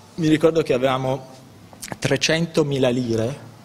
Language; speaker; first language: Italian; native; Italian